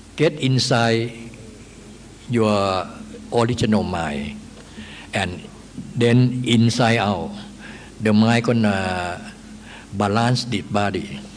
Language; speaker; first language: English; non-native, learner; Thai